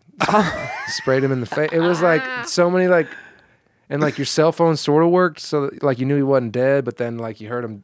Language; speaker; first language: English; native; English